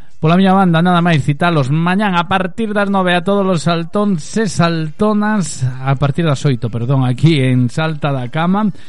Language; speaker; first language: Galician; native; Galician